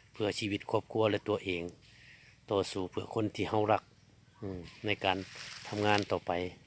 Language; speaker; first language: Thai; native; Thai